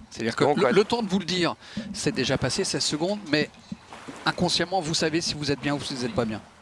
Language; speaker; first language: French; native; French